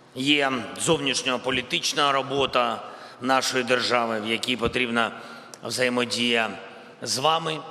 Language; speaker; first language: Ukrainian; non-native, local second language; Russian